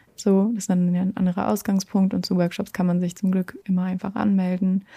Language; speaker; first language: German; native; German